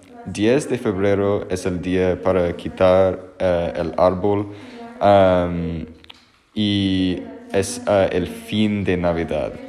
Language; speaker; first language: Spanish; non-native, learner; English